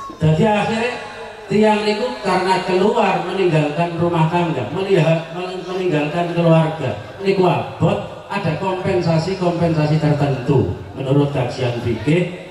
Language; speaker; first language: Javanese; native; Javanese